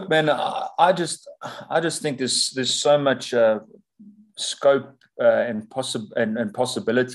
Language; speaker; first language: English; native; English